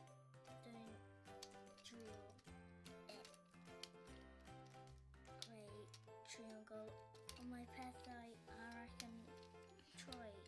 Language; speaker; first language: Welsh; non-native, local second language; English